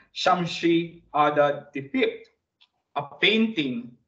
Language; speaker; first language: English; non-native, local second language; Bikol